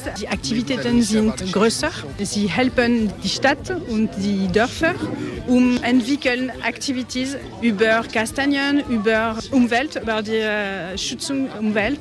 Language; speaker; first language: German; non-native, learner; French